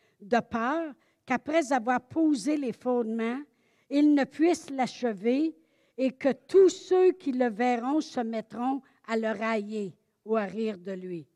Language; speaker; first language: French; native; French